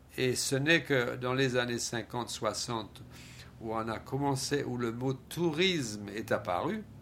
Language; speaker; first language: French; native; French